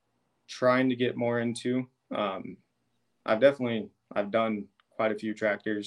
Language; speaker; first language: English; native; English